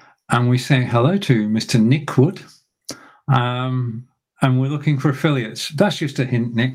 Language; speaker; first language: English; native; English